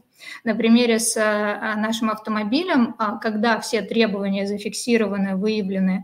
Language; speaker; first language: Russian; native; Russian